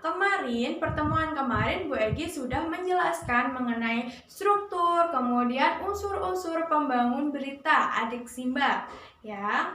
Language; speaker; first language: Indonesian; native; Indonesian